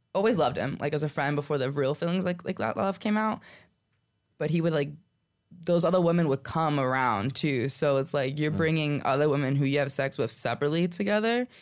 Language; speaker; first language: English; native; English